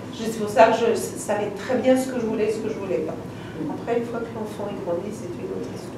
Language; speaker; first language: French; native; French